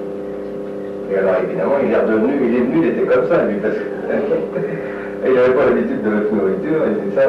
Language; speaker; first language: French; native; French